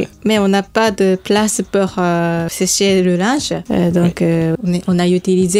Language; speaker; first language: French; non-native, learner; Japanese